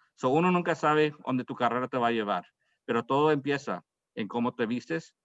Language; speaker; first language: Spanish; early bilingual, heritage; Spanish